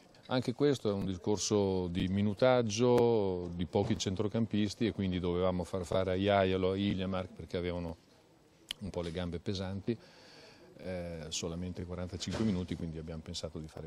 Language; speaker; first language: Italian; native; Italian